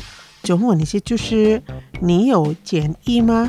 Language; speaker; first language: Chinese; non-native, fluent; Indonesian